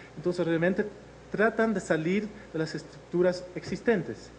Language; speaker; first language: Spanish; non-native, fluent; Dutch